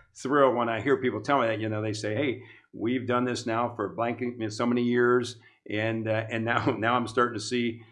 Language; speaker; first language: English; native; English